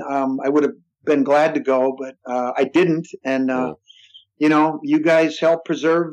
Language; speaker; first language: English; native; English